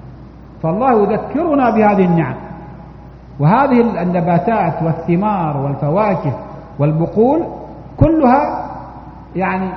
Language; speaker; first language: Arabic; native; Arabic